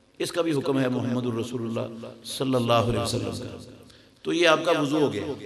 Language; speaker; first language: Urdu; non-native, local second language; Punjabi